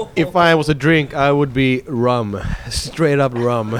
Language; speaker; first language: English; non-native, fluent; Swedish